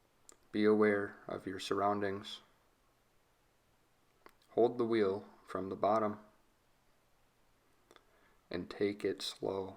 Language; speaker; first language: English; native; English